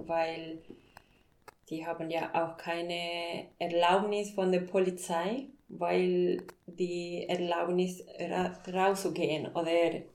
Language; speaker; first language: German; non-native, fluent; Spanish